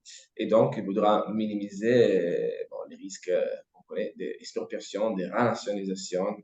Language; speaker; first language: French; non-native, fluent; Italian